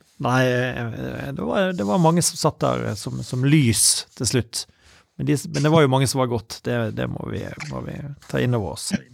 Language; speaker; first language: Norwegian; native; Norwegian